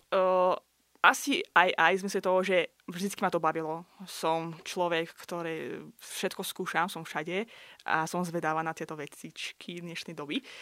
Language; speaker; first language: Slovak; non-native, fluent; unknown